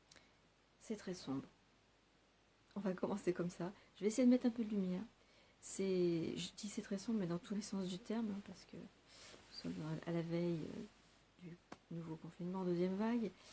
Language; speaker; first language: French; native; French